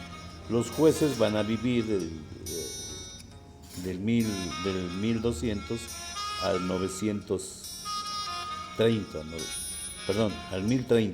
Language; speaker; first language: Spanish; native; Spanish